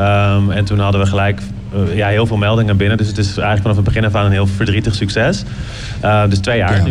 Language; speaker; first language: Dutch; native; Dutch